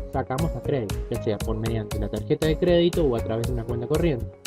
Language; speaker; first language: Spanish; native; Spanish